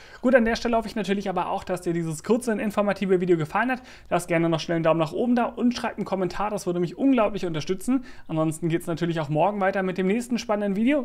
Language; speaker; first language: German; native; German